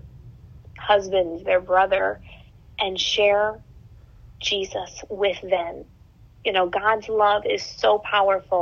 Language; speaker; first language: English; native; English